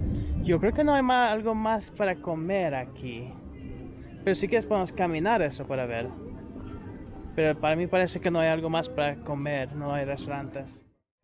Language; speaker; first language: Spanish; non-native, learner; English